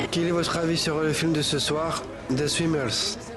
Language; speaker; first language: French; non-native, local second language; Arabic